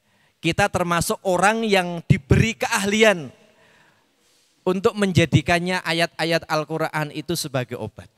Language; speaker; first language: Indonesian; native; Indonesian